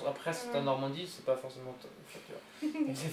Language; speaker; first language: French; native; French